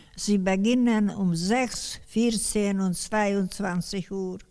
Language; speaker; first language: German; non-native, fluent; Hungarian